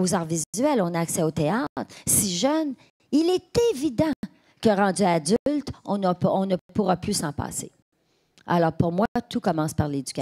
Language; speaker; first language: French; native; French